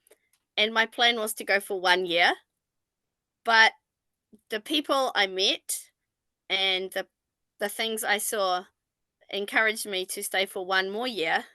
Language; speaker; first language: English; non-native, fluent; Japanese